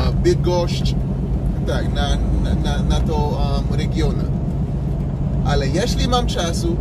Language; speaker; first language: Polish; non-native, learner; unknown